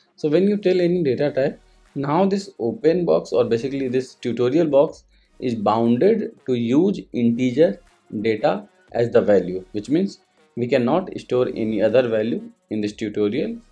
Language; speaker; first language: English; non-native, local second language; Hindi